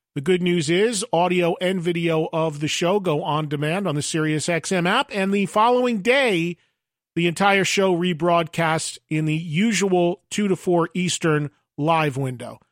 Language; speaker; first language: English; native; English